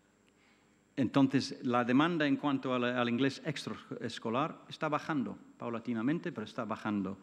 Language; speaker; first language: Spanish; non-native, fluent; English